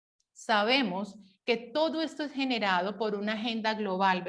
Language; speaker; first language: Spanish; native; Spanish